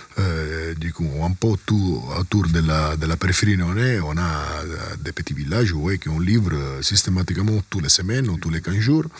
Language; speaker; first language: French; non-native, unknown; Italian